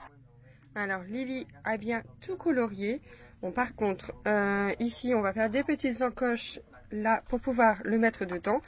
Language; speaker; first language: French; native; French